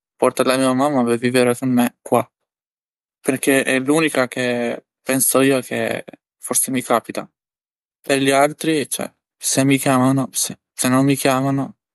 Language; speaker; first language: Italian; non-native, learner; Albanian